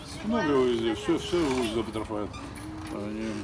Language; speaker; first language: Russian; native; Russian